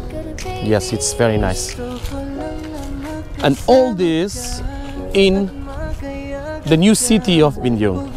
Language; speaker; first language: English; non-native, fluent; Portuguese